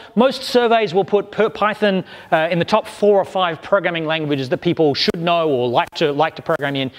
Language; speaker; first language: English; native; English